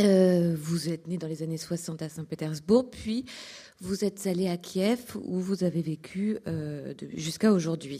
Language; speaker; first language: French; native; French